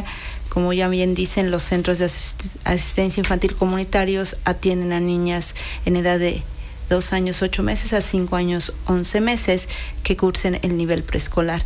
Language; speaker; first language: Spanish; native; Spanish